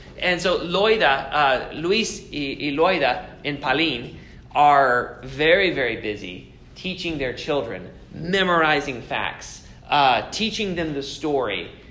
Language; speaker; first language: English; native; English